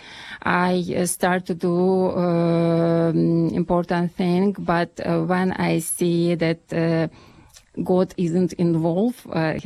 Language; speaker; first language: English; non-native, fluent; Ukrainian